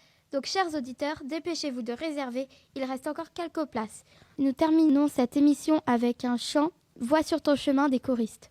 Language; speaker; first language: French; native; French